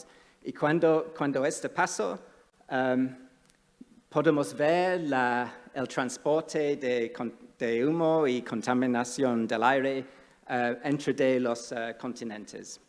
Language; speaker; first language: Spanish; non-native, fluent; English